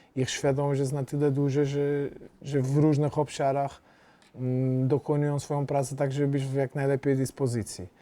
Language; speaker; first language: Polish; non-native, fluent; Portuguese